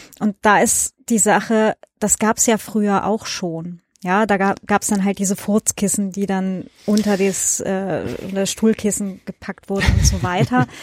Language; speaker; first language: German; native; German